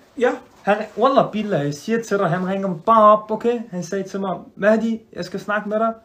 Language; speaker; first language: Danish; early bilingual, other home language; Arabic